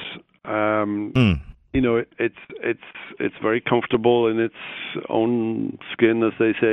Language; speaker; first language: English; native; English